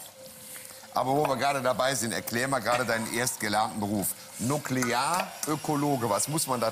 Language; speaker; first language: German; native; German